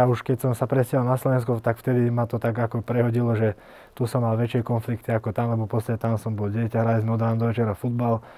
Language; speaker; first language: Slovak; early bilingual, heritage; Slovak